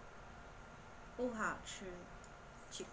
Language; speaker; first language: Chinese; non-native, fluent; Vietnamese